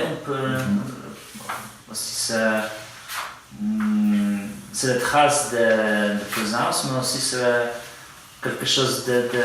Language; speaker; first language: French; non-native, fluent; Polish